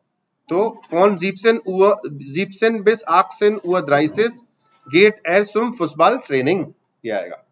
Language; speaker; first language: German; non-native, fluent; Hindi